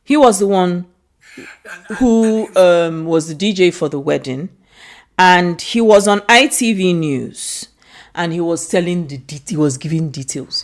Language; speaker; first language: English; non-native, local second language; Igbo